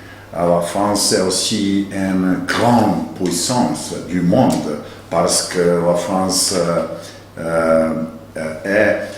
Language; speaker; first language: French; non-native, learner; Serbian